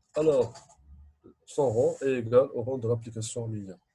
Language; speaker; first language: French; non-native, local second language; Arabic